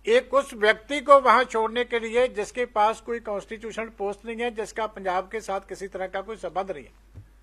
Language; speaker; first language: Hindi; non-native, local second language; Punjabi